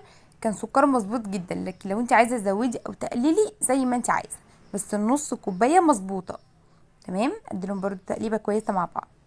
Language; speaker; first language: Arabic; native; Arabic